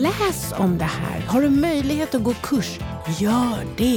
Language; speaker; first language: Swedish; native; Swedish